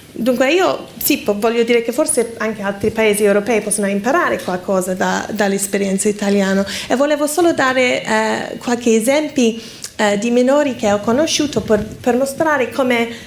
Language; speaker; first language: Italian; non-native, fluent; English